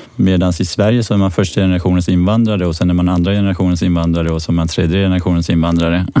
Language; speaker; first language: Swedish; early bilingual, other home language; Persian